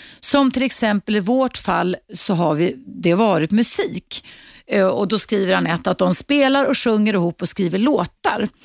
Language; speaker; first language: Swedish; native; Swedish